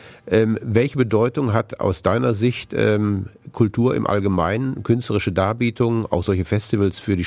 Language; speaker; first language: German; native; German